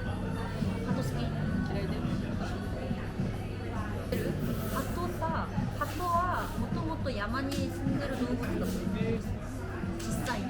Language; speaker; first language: Japanese; non-native, fluent; Korean